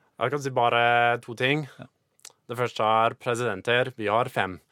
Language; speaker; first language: Norwegian; non-native, fluent; English